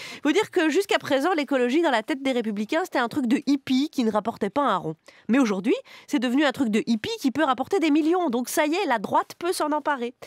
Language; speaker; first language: French; native; French